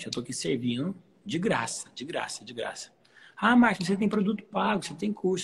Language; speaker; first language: Portuguese; native; Portuguese